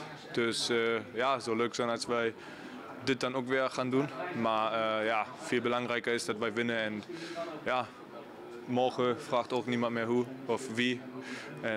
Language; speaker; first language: Dutch; non-native, learner; German